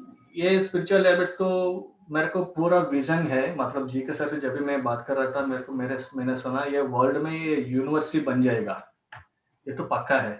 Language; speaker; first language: Hindi; non-native, local second language; Telugu